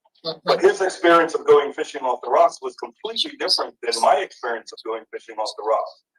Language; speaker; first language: English; native; English